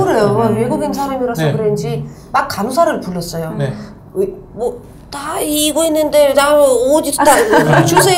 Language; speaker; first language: Korean; non-native, local second language; Uzbek